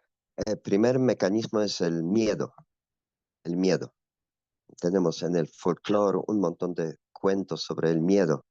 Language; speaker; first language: Spanish; non-native, fluent; Polish